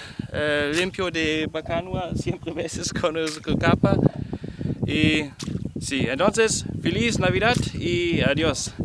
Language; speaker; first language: Spanish; non-native, learner; German